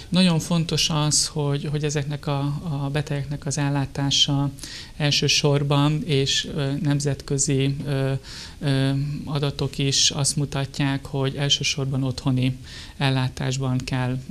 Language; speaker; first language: Hungarian; native; Hungarian